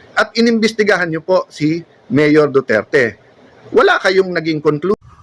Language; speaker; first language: Filipino; native; Filipino